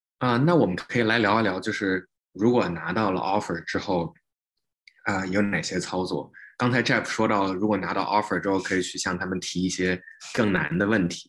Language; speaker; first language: Chinese; native; Chinese